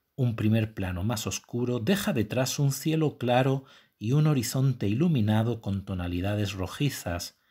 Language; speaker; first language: Spanish; native; Spanish